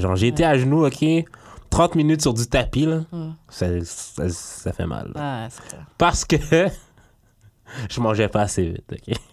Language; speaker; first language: French; native; French